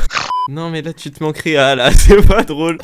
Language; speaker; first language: French; native; French